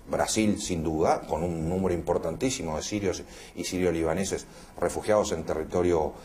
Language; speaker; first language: Spanish; native; Spanish